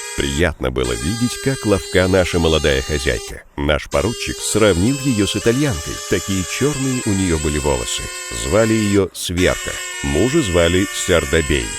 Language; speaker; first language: Russian; native; Russian